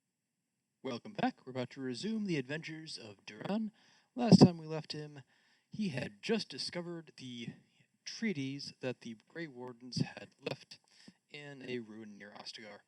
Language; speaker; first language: English; native; English